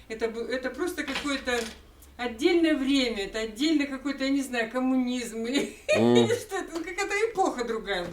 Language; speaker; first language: Russian; native; Russian